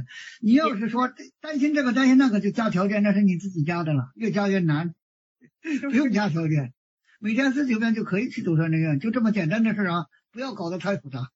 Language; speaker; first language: Chinese; native; Chinese